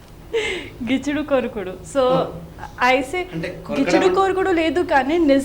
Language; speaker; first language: Telugu; non-native, learner; Hindi